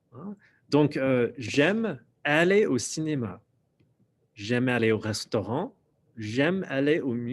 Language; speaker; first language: French; non-native, fluent; English